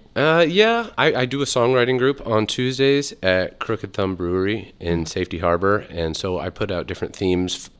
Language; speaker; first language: English; native; English